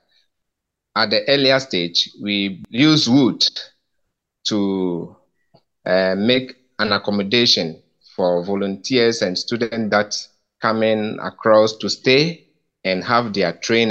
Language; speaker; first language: English; non-native, local second language; Ewe